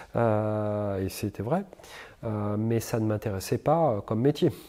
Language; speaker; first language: French; native; French